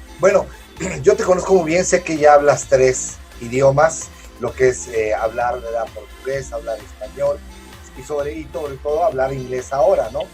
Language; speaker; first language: Spanish; native; Spanish